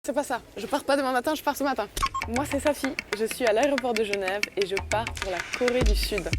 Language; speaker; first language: French; native; French